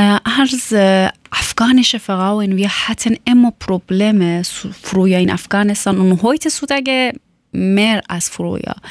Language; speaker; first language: German; non-native, learner; Persian